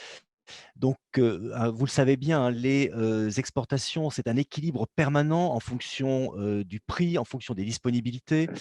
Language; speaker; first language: French; native; French